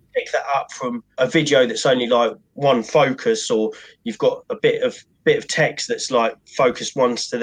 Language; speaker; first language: English; native; English